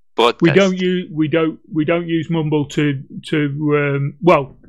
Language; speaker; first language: English; native; English